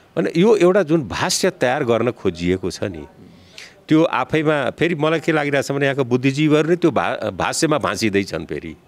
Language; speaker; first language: Nepali; non-native, local second language; Bhojpuri